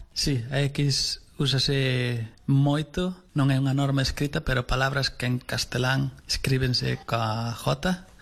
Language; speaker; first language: Spanish; non-native, local second language; Galician